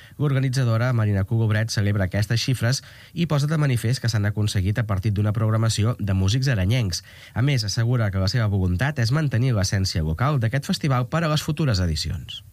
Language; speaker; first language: Catalan; native; Catalan